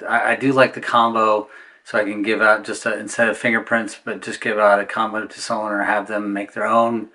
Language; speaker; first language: English; native; English